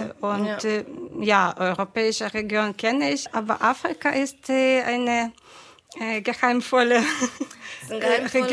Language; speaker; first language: German; non-native, fluent; Ukrainian